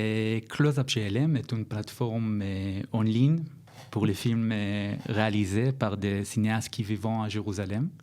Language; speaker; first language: French; non-native, learner; Hebrew